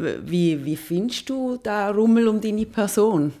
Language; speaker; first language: German; native; German